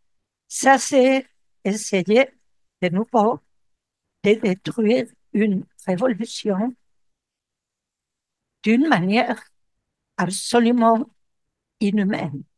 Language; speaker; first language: French; non-native, fluent; Spanish